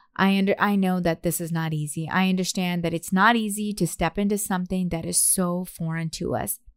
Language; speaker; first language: English; native; English